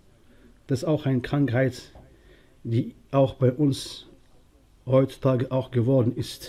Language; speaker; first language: German; non-native, local second language; Arabic